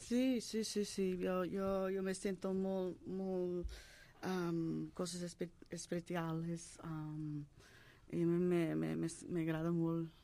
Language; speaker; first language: Catalan; non-native, learner; English